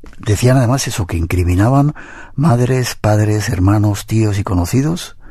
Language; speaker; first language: Spanish; native; Spanish